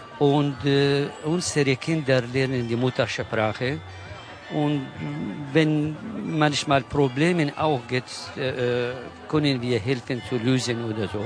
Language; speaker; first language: German; non-native, learner; Kurdish